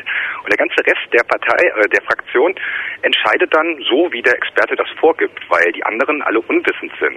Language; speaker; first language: German; native; German